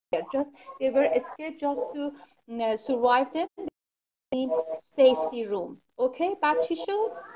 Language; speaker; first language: English; non-native, fluent; Persian